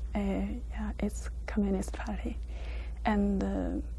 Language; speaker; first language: English; non-native, learner; Chinese